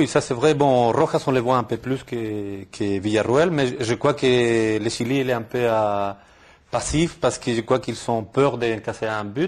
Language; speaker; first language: French; non-native, fluent; Spanish